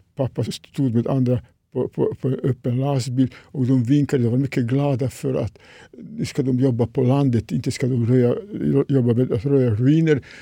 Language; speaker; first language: Swedish; non-native, fluent; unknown